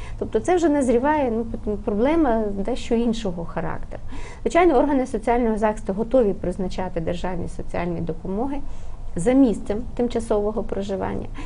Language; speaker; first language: Ukrainian; native; Ukrainian